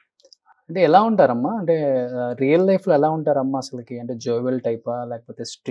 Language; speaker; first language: Telugu; native; Telugu